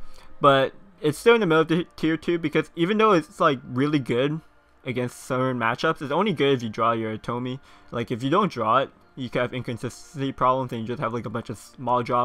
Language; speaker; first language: English; native; English